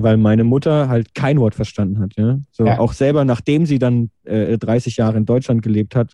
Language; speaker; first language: German; native; German